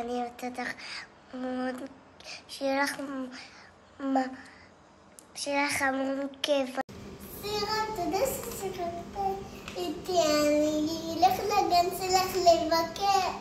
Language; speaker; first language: Hebrew; native; Hebrew